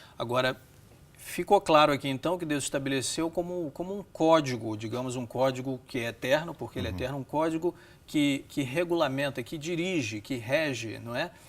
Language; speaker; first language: Portuguese; native; Portuguese